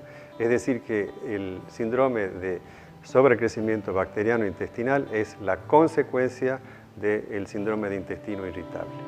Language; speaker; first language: Spanish; native; Spanish